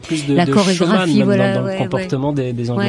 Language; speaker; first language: French; native; French